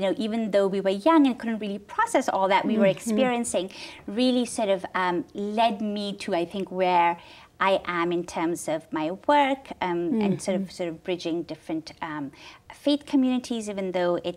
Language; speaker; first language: English; non-native, local second language; Urdu